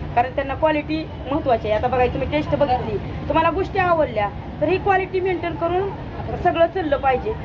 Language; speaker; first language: Marathi; native; Marathi